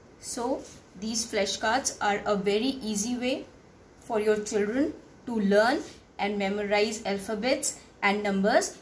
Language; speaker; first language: English; non-native, local second language; Hindi